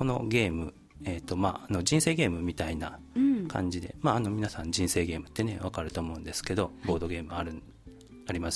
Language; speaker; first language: Japanese; native; Japanese